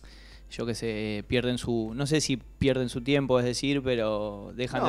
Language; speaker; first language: Spanish; native; Spanish